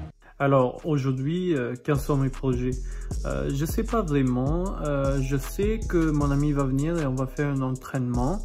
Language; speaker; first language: French; non-native, fluent; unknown